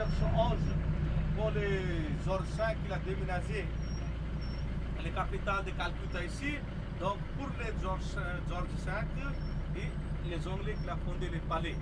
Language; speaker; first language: French; non-native, learner; Hindi